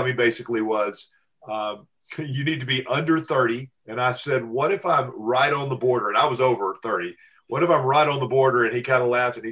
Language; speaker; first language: English; native; English